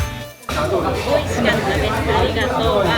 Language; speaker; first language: Japanese; native; Japanese